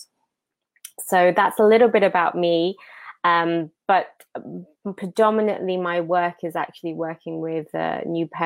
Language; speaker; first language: English; native; English